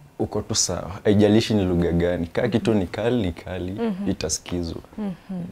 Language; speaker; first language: Swahili; native; Swahili